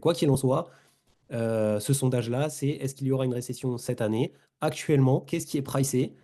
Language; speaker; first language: French; native; French